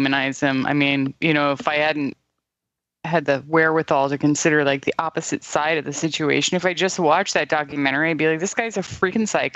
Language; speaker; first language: English; native; English